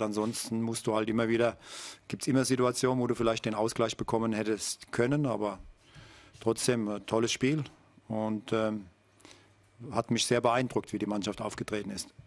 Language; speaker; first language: German; native; German